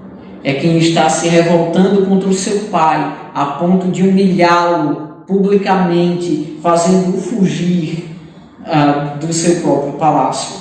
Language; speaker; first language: Portuguese; native; Portuguese